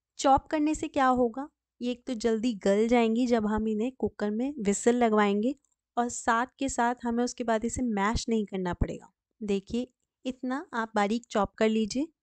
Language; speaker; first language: Hindi; native; Hindi